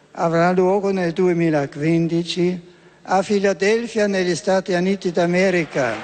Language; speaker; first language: Italian; non-native, fluent; German